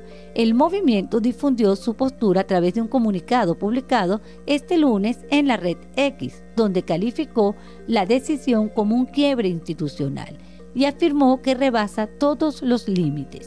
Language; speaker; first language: Spanish; native; Spanish